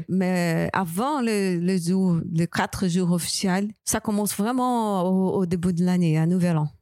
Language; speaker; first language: French; non-native, fluent; Portuguese